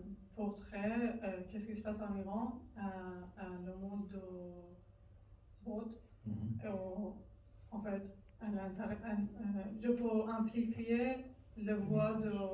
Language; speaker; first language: French; non-native, learner; Persian